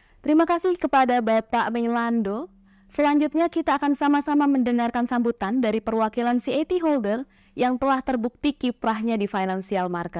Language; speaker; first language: Indonesian; native; Indonesian